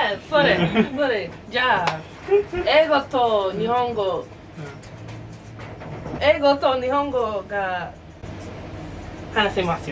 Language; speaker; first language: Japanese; non-native, learner; English